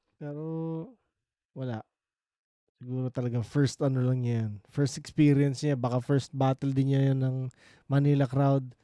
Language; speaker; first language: Filipino; native; Filipino